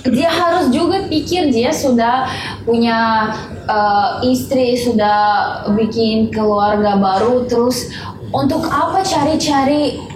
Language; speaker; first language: Indonesian; non-native, learner; Russian